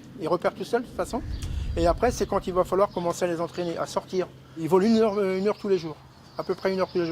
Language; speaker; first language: French; native; French